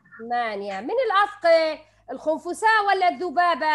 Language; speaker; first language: Arabic; native; Arabic